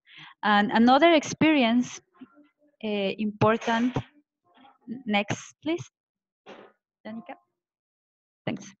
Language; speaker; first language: English; non-native, fluent; Spanish